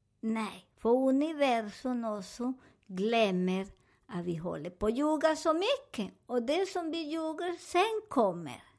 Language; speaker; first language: Swedish; non-native, learner; Spanish